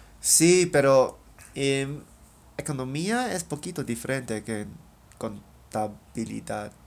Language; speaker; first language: Spanish; non-native, learner; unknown